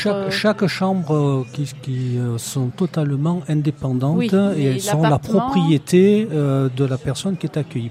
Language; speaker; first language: French; native; French